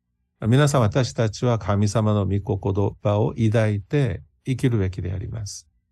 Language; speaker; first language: Japanese; non-native, fluent; Korean